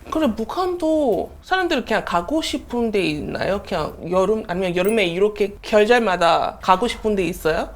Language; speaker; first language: Korean; non-native, fluent; English